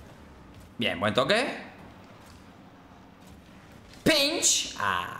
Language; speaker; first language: Spanish; native; Spanish